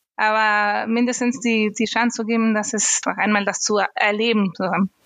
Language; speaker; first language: German; non-native, fluent; Spanish